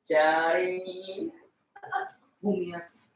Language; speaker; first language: English; non-native, learner; Filipino